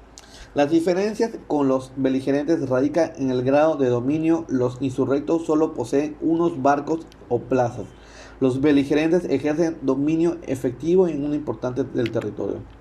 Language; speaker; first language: Spanish; native; Spanish